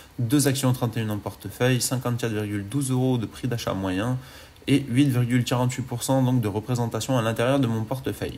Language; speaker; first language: French; native; French